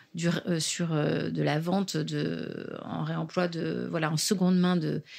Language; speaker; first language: French; native; French